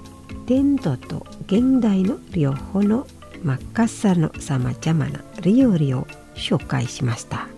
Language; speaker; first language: Japanese; non-native, fluent; Indonesian